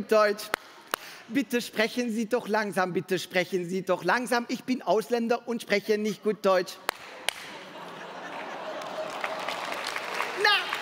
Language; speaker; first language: German; non-native, fluent; Dutch